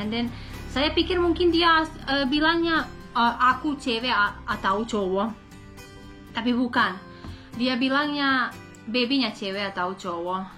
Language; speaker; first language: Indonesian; non-native, learner; English